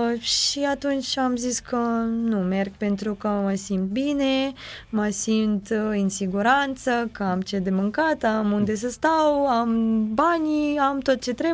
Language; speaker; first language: Romanian; non-native, fluent; Ukrainian